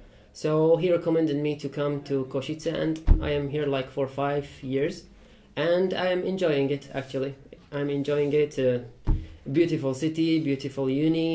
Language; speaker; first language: English; non-native, fluent; Persian